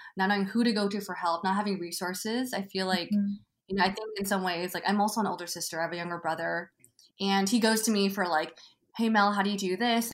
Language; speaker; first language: English; native; English